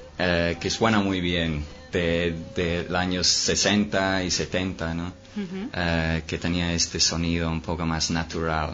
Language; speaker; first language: Spanish; non-native, fluent; English